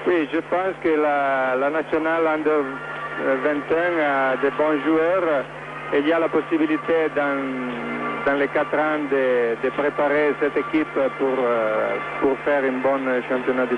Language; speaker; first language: French; non-native, learner; Italian